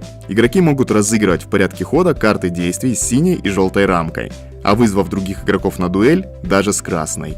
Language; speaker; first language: Russian; native; Russian